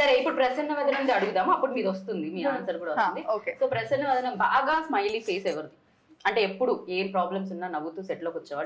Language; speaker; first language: Telugu; native; Telugu